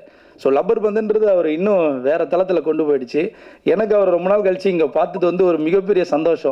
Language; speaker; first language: Tamil; native; Tamil